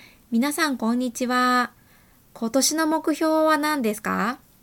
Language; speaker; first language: Japanese; native; Japanese